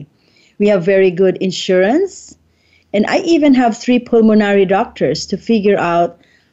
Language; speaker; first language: English; non-native, local second language; Filipino